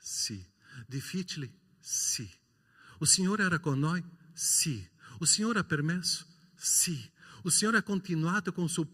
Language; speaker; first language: Italian; non-native, fluent; Portuguese